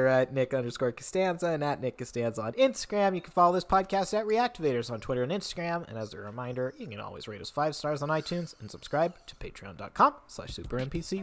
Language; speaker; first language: English; native; English